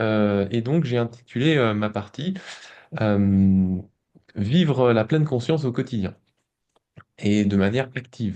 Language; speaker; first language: French; native; French